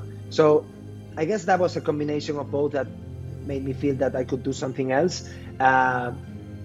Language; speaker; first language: English; non-native, fluent; Spanish